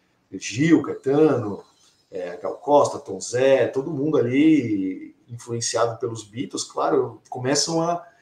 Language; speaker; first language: Portuguese; native; Portuguese